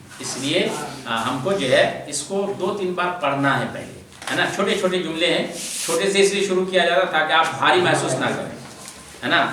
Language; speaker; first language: Urdu; native; Urdu